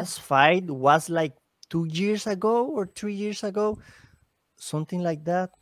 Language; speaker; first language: English; non-native, learner; Spanish